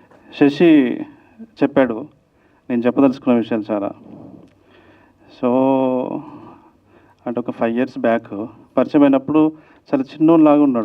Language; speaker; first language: Telugu; native; Telugu